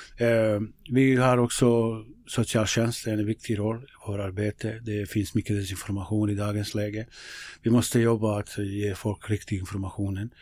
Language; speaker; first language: Swedish; non-native, fluent; Bosnian